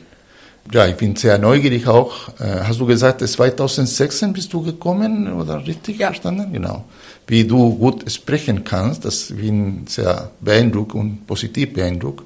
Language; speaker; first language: German; non-native, fluent; Spanish